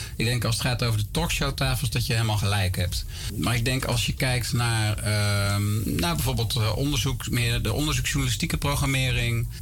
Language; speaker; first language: Dutch; native; Dutch